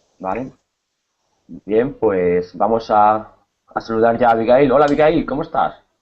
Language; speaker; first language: Spanish; native; Spanish